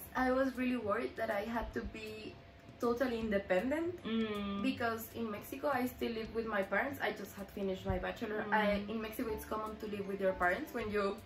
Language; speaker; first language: English; non-native, fluent; Spanish